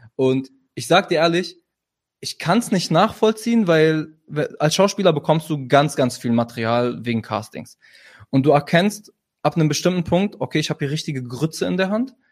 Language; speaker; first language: German; early bilingual, other home language; Arabic